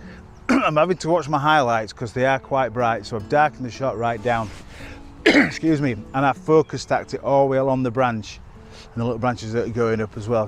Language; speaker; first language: English; native; English